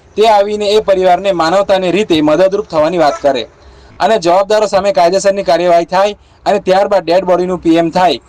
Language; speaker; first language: Gujarati; non-native, local second language; Vasavi